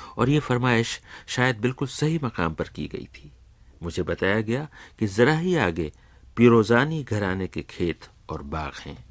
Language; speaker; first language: Urdu; native; Urdu